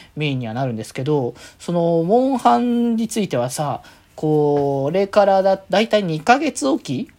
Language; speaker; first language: Japanese; native; Japanese